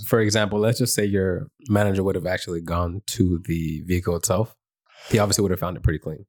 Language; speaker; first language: English; early bilingual, other home language; Spanish